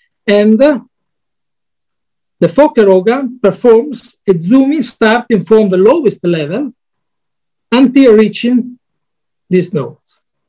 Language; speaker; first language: English; non-native, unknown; Italian